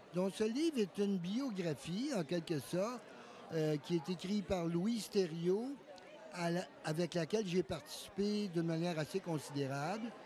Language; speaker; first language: French; native; French